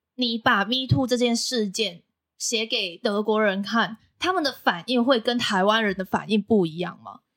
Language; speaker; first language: Chinese; non-native, local second language; Cantonese